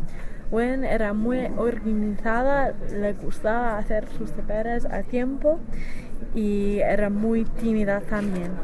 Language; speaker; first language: Spanish; non-native, learner; English